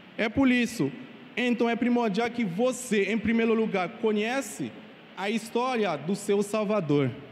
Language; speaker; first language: Portuguese; non-native, fluent; Haitian Creole